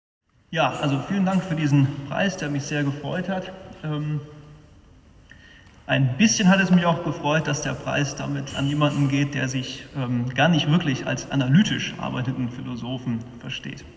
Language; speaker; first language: German; native; German